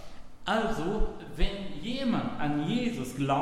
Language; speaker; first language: German; non-native, fluent; Arabic